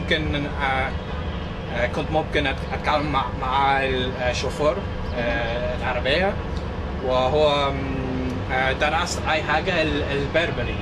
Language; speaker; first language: Arabic; non-native, learner; English